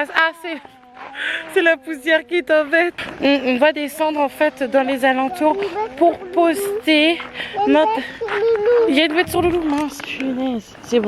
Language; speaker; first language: French; native; French